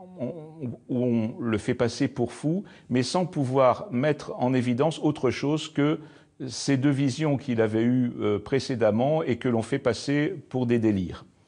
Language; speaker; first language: French; native; French